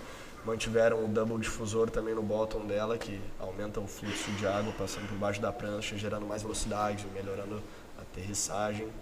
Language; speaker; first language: Portuguese; native; Portuguese